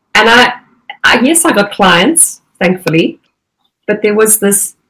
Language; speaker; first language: English; native; English